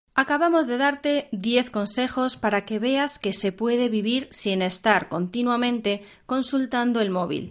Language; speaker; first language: Spanish; native; Spanish